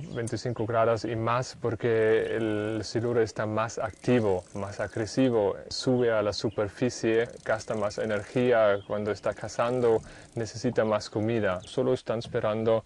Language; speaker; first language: Spanish; non-native, fluent; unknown